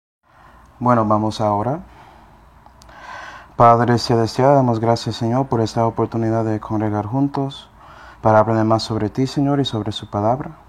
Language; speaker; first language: Spanish; non-native, fluent; English